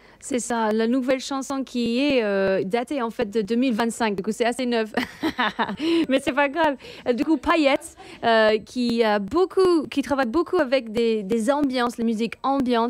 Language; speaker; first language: French; native; French